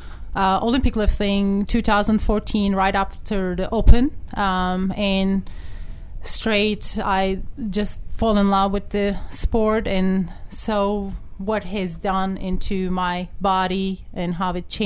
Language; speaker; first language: English; non-native, fluent; Turkish